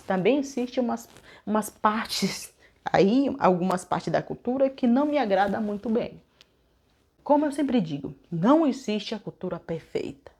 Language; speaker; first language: Portuguese; non-native, local second language; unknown